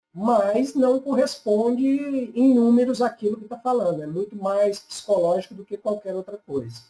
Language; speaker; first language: Portuguese; native; Portuguese